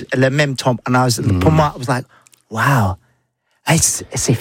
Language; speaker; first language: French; non-native, learner; English